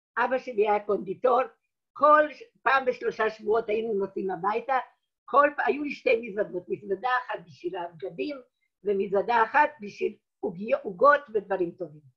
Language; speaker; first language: Hebrew; early bilingual, other home language; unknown